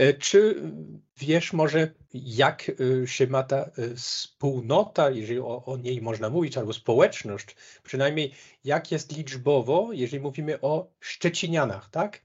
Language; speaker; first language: Polish; non-native, fluent; French